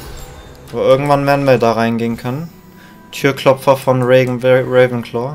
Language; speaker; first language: German; native; German